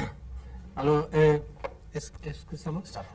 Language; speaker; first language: French; non-native, fluent; Dutch